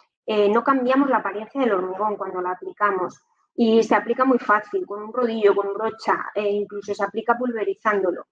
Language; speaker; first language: Spanish; native; Spanish